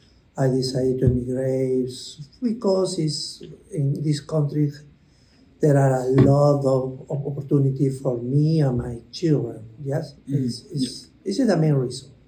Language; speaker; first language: English; non-native, learner; Spanish